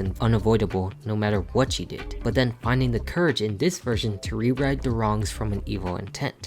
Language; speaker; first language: English; native; English